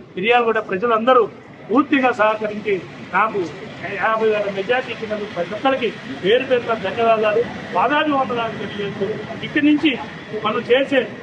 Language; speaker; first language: Telugu; native; Telugu